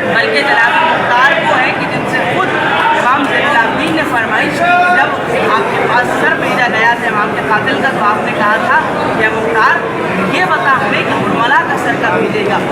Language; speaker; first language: Urdu; native; Urdu